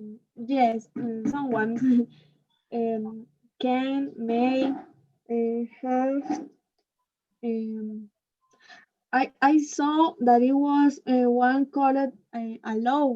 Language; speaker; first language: English; non-native, learner; Spanish